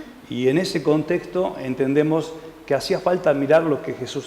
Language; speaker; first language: Spanish; native; Spanish